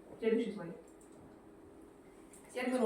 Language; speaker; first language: Russian; native; Russian